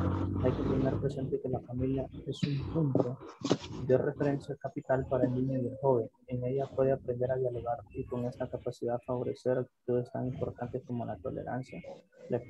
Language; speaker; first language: Spanish; native; Spanish